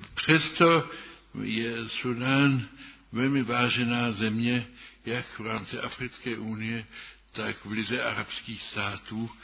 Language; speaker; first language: Czech; early bilingual, other home language; German